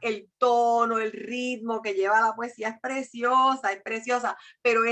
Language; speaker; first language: Spanish; native; Spanish